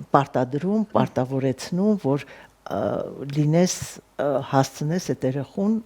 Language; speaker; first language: Armenian; native; Armenian